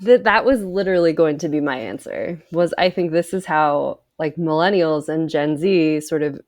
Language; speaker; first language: English; native; English